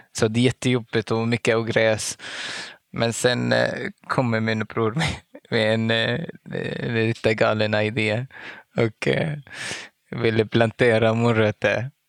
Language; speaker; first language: Swedish; non-native, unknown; Arabic